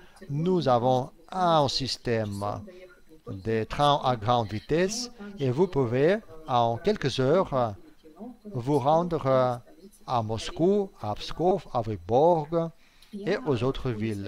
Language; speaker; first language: French; non-native, fluent; Russian